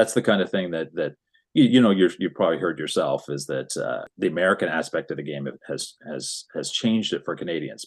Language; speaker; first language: English; native; English